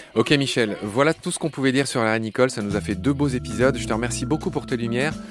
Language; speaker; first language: French; native; French